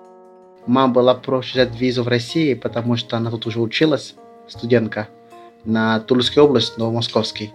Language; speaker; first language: Russian; early bilingual, other home language; Lingala